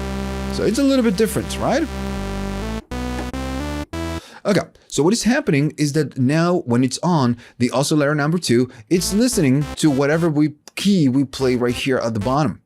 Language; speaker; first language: English; non-native, fluent; Spanish